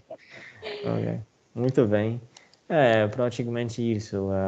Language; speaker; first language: Portuguese; non-native, fluent; Chinese